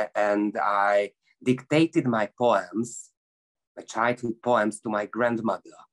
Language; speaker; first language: English; non-native, fluent; Hungarian